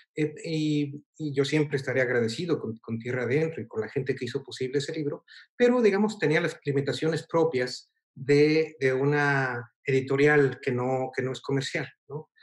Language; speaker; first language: Spanish; native; Spanish